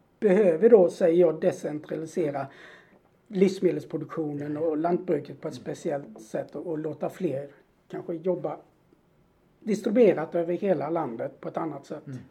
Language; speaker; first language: Swedish; native; Swedish